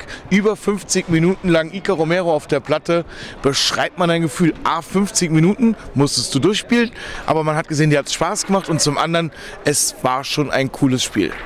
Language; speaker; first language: German; native; German